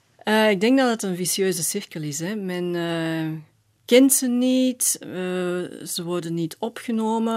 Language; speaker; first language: Dutch; native; Dutch